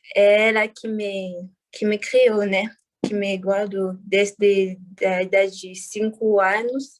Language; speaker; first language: Portuguese; non-native, fluent; French